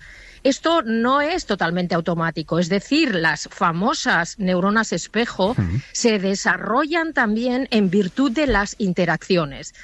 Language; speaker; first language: Spanish; native; Spanish